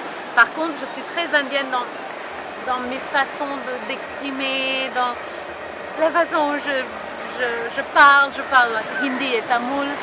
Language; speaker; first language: French; early bilingual, heritage; French